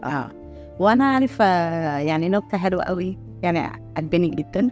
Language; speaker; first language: Arabic; non-native, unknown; Italian